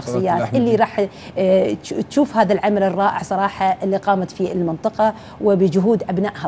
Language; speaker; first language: Arabic; native; Arabic